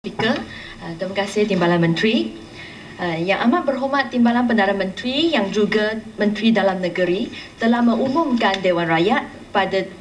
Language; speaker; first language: Malay; non-native, local second language; Chinese